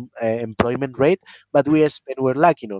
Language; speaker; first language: English; non-native, fluent; Spanish